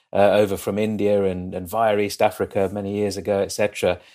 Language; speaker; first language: English; native; English